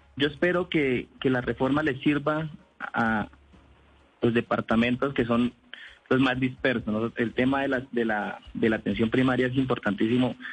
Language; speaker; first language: Spanish; native; Spanish